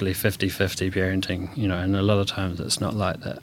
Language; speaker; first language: English; native; English